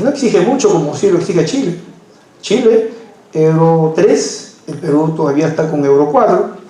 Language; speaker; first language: Spanish; native; Spanish